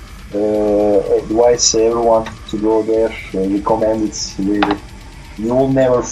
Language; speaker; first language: English; non-native, learner; Turkish